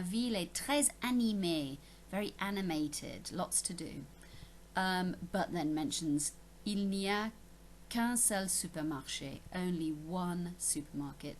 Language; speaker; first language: French; non-native, fluent; English